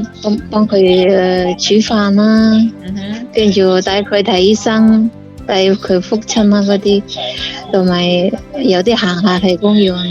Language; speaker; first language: Cantonese; non-native, fluent; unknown